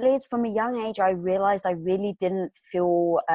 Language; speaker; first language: English; native; English